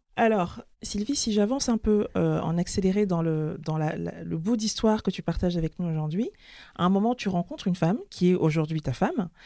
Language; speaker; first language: French; native; French